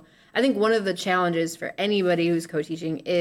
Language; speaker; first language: English; native; English